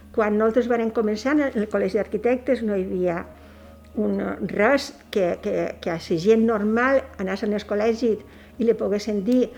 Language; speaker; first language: Catalan; native; Catalan